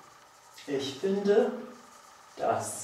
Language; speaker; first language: German; non-native, learner; Polish